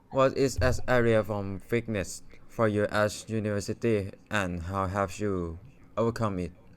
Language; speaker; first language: English; non-native, learner; Thai